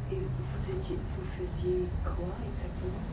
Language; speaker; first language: French; non-native, fluent; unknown